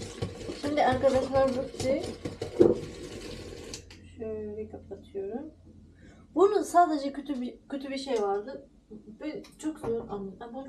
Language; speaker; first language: Turkish; non-native, learner; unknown